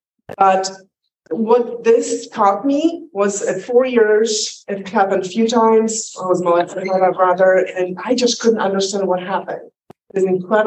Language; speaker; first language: English; non-native, fluent; Polish